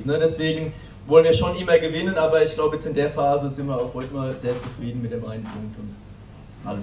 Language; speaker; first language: German; native; German